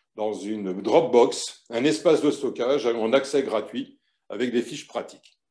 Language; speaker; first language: French; native; French